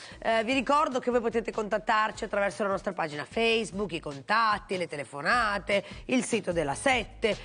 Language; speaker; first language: Italian; native; Italian